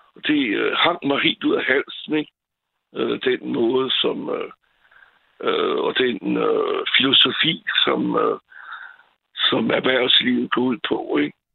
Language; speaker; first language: Danish; non-native, fluent; French